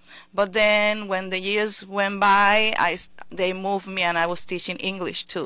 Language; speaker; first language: English; non-native, fluent; Spanish